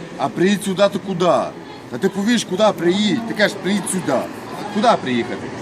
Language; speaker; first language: Ukrainian; native; Ukrainian